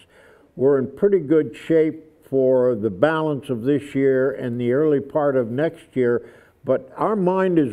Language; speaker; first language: English; native; English